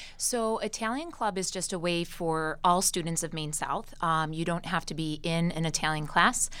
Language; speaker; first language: English; early bilingual, other home language; Italian